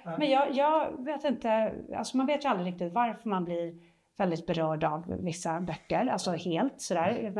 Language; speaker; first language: Swedish; native; Swedish